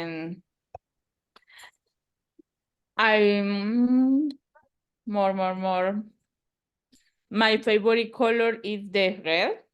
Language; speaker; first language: English; non-native, learner; Spanish